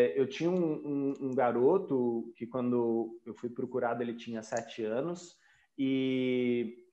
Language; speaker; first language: Portuguese; non-native, local second language; German